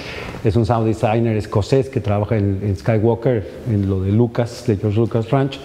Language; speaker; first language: Spanish; native; Spanish